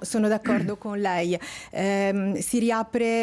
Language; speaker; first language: Italian; native; Italian